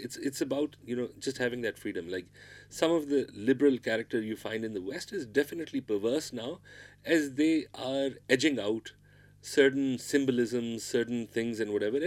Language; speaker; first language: English; non-native, local second language; Pashto